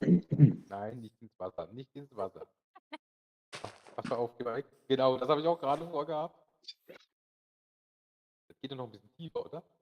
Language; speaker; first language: German; native; German